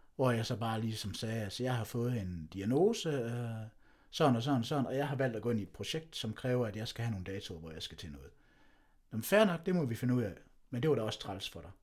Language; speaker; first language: Danish; native; Danish